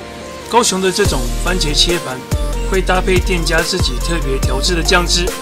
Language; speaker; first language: Chinese; native; Chinese